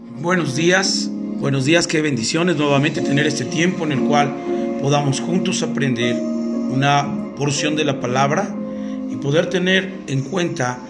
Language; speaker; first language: Spanish; native; Spanish